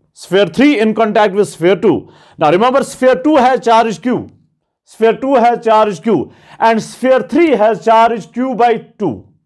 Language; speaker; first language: English; non-native, local second language; Kashmiri